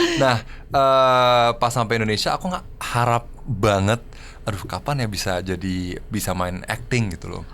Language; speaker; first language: Indonesian; early bilingual, other home language; Korean